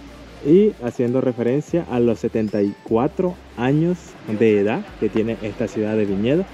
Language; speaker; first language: Spanish; native; Spanish